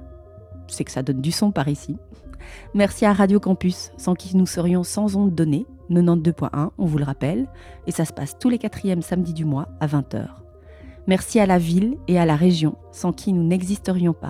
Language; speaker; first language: French; native; French